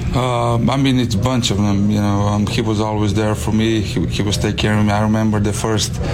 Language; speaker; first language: English; non-native, fluent; Slovenian